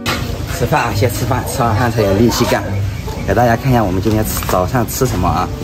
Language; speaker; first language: Chinese; native; Chinese